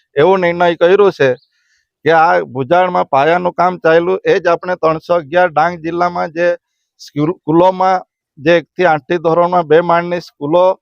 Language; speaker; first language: Gujarati; native; Gujarati